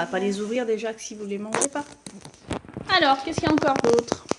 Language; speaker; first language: French; native; French